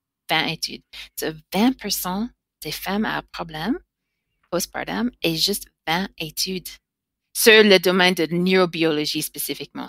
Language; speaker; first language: French; non-native, learner; English